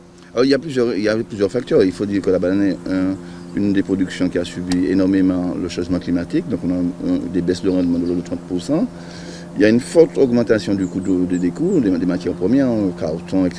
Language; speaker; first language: French; native; French